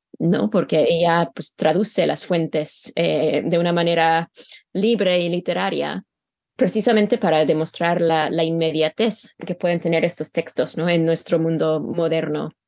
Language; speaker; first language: Spanish; non-native, fluent; English